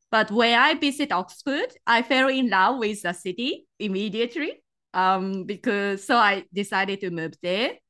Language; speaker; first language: English; non-native, fluent; Japanese